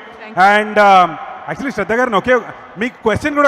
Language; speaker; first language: Telugu; native; Telugu